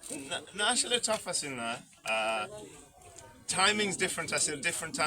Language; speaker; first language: English; early bilingual, other home language; Bangla